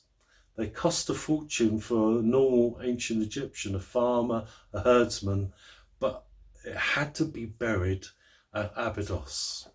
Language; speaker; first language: English; native; English